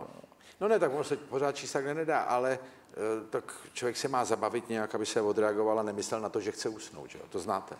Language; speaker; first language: Czech; native; Czech